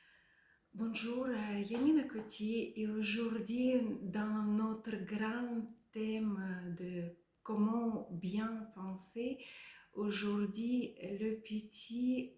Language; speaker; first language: French; non-native, fluent; Russian